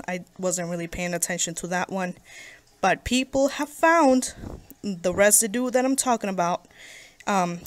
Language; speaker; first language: English; native; English